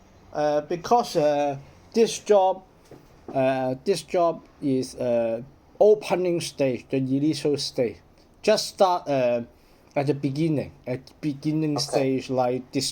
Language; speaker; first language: English; non-native, learner; Cantonese